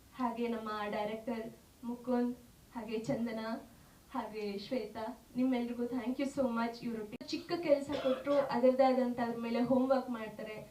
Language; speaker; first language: Kannada; native; Kannada